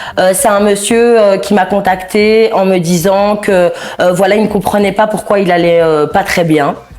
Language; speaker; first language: French; native; French